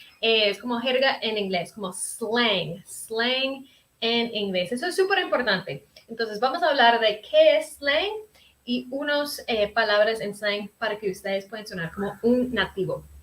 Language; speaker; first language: Spanish; early bilingual, heritage; Spanish